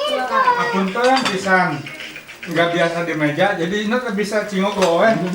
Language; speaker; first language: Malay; non-native, local second language; Sundanese